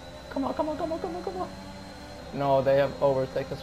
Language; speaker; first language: English; non-native, fluent; Finnish